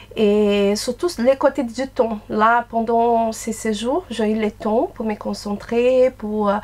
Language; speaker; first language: French; non-native, fluent; Portuguese